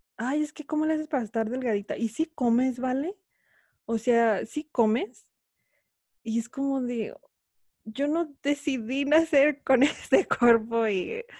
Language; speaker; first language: Spanish; native; Spanish